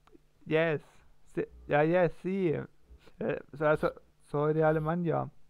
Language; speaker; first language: Spanish; non-native, learner; German